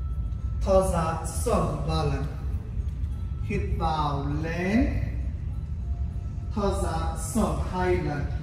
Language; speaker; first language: Vietnamese; non-native, learner; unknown